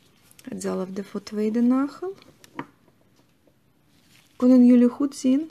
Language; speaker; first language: Dutch; non-native, learner; Russian